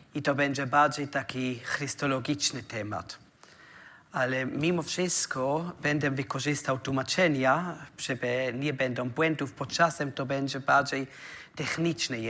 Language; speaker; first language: Polish; non-native, learner; German